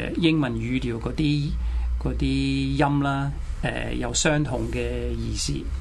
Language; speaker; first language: Cantonese; non-native, fluent; English